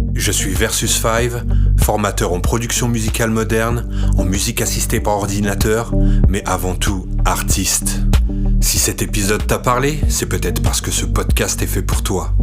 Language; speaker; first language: French; native; French